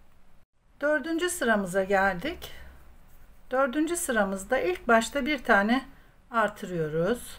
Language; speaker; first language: Turkish; native; Turkish